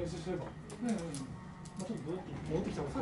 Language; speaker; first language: Japanese; native; Japanese